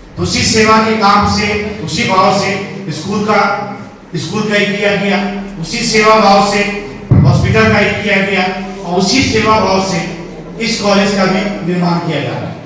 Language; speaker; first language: Hindi; native; Hindi